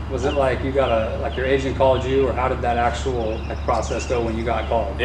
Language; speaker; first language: English; native; English